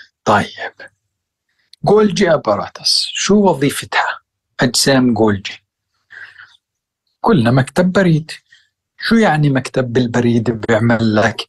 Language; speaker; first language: Arabic; native; Arabic